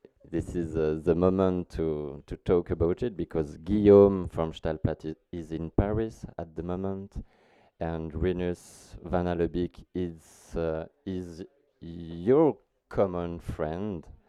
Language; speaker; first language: English; non-native, fluent; French